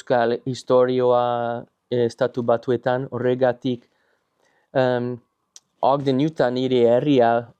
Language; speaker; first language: Basque; non-native, learner; English